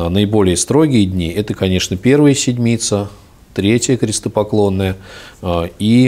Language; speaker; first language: Russian; native; Russian